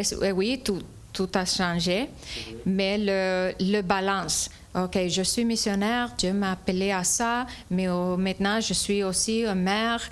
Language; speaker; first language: French; non-native, fluent; English